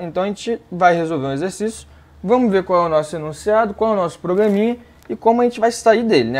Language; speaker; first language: Portuguese; native; Portuguese